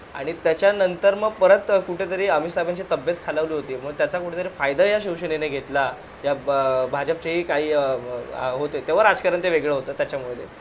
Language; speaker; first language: Marathi; native; Marathi